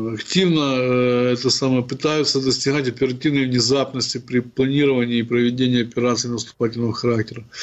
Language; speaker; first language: Russian; non-native, local second language; Ukrainian